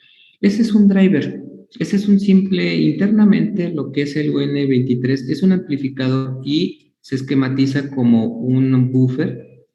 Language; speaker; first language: Spanish; native; Spanish